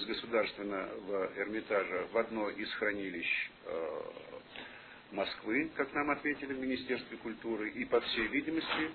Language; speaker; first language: Russian; native; Russian